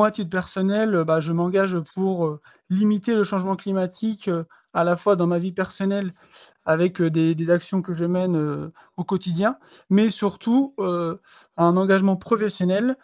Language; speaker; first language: French; native; French